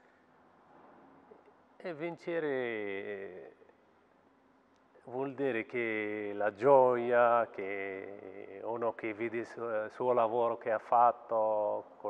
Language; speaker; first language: Italian; non-native, fluent; Arabic